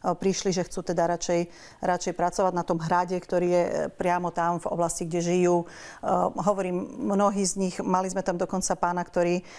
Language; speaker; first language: Slovak; native; Slovak